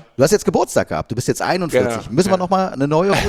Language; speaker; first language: German; native; German